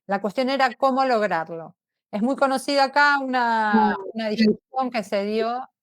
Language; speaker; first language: Spanish; native; Spanish